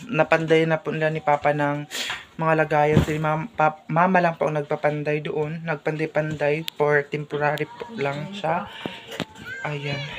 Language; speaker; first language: Filipino; non-native, local second language; Cebuano